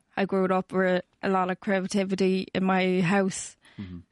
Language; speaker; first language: English; native; English